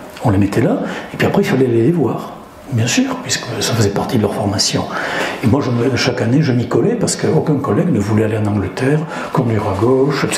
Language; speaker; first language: French; native; French